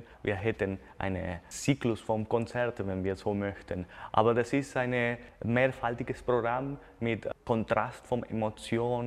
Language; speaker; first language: German; non-native, fluent; Spanish